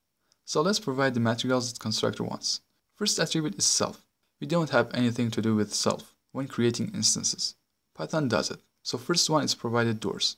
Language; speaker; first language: English; non-native, fluent; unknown